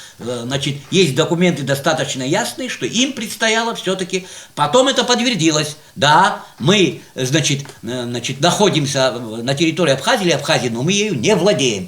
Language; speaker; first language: Russian; non-native, local second language; Abkhazian